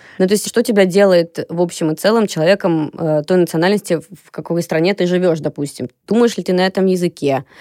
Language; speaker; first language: Russian; native; Russian